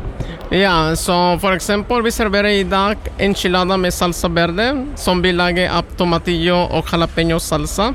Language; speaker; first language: Norwegian; non-native, learner; Spanish